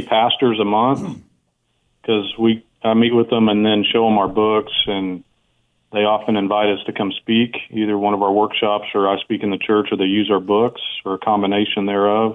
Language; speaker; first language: English; native; English